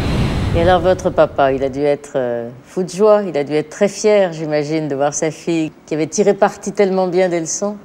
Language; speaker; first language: French; native; French